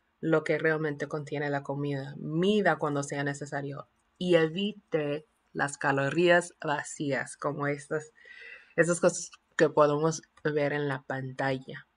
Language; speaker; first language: Spanish; non-native, fluent; English